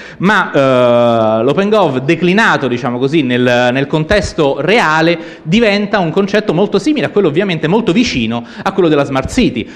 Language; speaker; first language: Italian; native; Italian